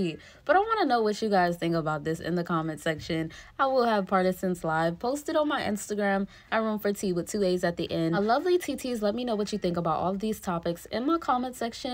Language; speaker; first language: English; native; English